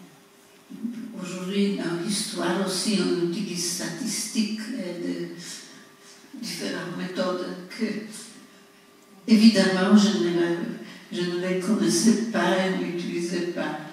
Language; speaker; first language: French; non-native, fluent; Polish